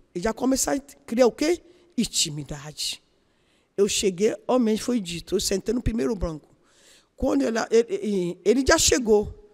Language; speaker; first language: Portuguese; non-native, learner; Yoruba